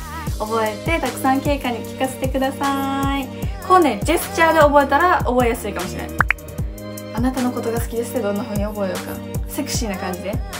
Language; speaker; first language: Japanese; native; Japanese